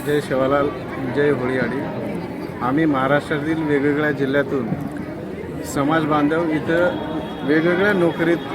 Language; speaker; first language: Marathi; non-native, local second language; Lambadi